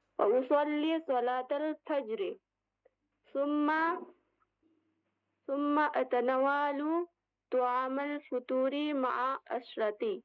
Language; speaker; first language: Arabic; non-native, learner; Bangla